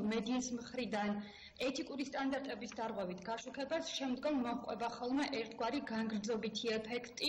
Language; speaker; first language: Georgian; native; Georgian